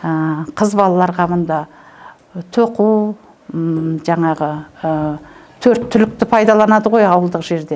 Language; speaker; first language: Kazakh; native; Kazakh